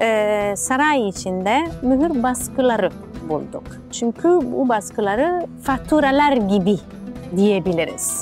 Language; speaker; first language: Turkish; non-native, fluent; Italian